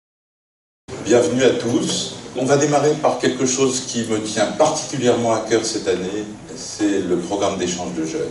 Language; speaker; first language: French; native; French